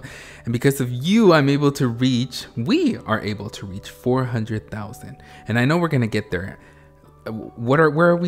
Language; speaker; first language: English; native; English